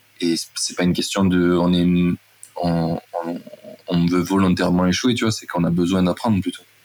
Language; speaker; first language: French; native; French